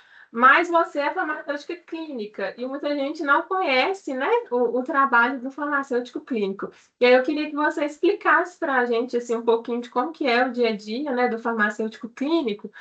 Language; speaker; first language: Portuguese; native; Portuguese